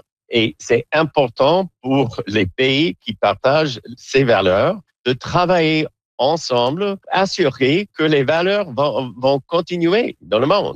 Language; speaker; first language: French; non-native, learner; English